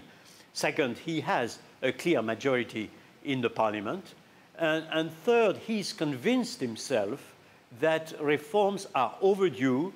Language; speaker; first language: English; non-native, fluent; French